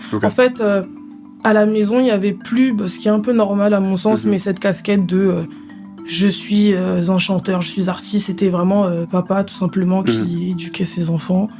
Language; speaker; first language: French; early bilingual, other home language; Lingala